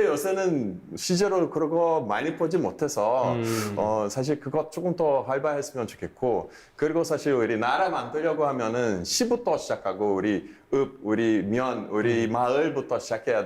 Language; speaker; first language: Korean; non-native, fluent; Portuguese